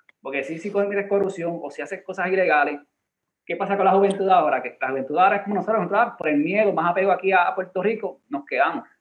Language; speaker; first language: Spanish; native; Spanish